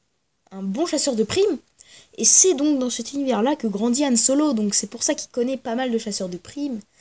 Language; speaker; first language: French; native; French